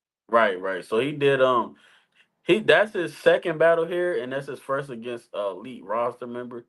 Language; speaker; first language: English; native; English